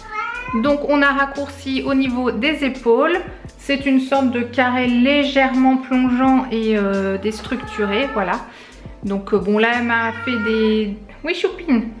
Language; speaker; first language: French; native; French